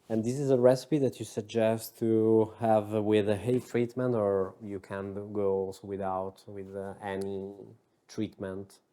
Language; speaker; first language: English; non-native, learner; Italian